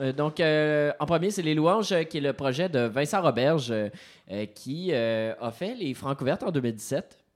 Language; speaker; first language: French; native; French